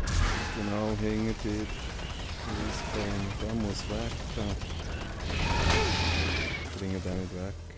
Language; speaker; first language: German; native; German